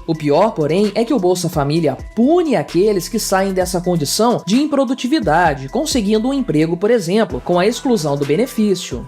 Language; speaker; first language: Portuguese; native; Portuguese